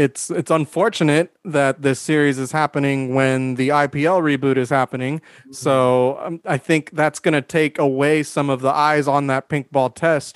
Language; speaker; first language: English; native; English